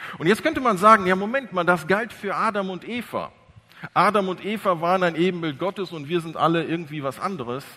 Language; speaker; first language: German; early bilingual, other home language; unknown